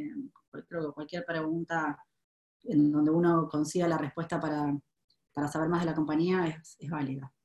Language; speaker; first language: Spanish; native; Spanish